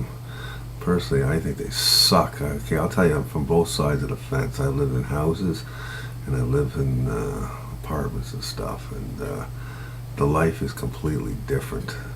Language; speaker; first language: English; native; English